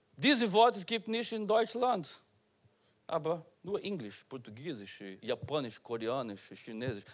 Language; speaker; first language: German; non-native, learner; Portuguese